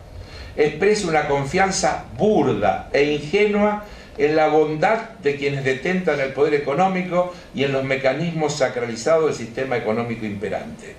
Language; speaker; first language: Spanish; native; Spanish